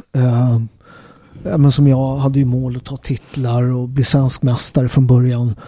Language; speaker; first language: Swedish; early bilingual, other home language; Italian